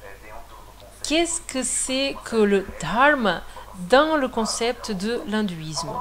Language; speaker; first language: French; non-native, fluent; Portuguese